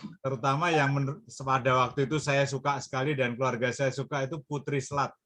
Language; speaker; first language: Indonesian; native; Indonesian